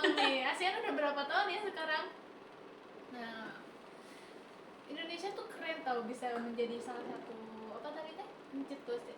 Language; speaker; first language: Indonesian; native; Indonesian